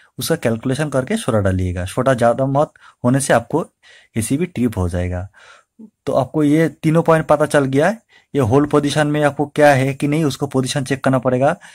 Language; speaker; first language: Hindi; non-native, local second language; Bangla